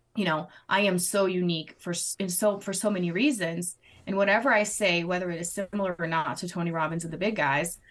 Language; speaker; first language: English; non-native, fluent; Portuguese